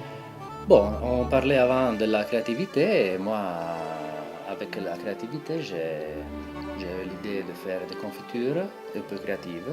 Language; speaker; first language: French; non-native, local second language; Italian